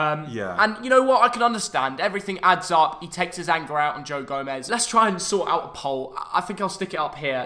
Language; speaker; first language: English; native; English